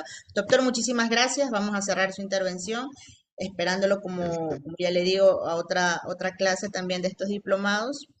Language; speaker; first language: Spanish; native; Spanish